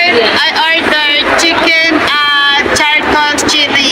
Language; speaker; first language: English; non-native, local second language; Filipino